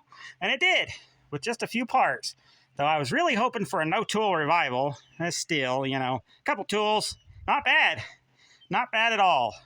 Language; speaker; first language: English; native; English